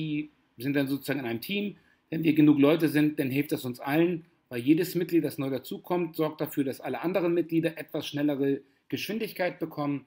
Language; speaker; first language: German; native; German